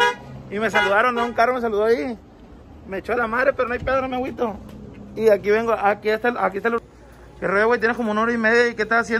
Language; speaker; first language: Spanish; native; Spanish